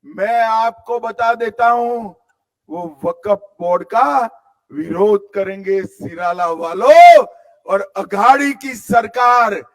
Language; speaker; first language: Hindi; non-native, local second language; Gujarati